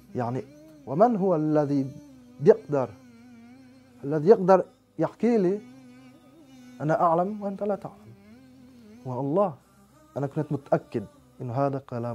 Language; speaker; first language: Arabic; non-native, fluent; French